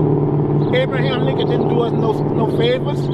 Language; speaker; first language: English; native; English